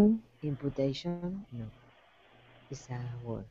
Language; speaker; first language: English; non-native, learner; Spanish